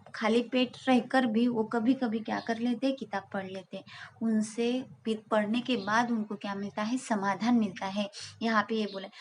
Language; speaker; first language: Hindi; non-native, local second language; Marathi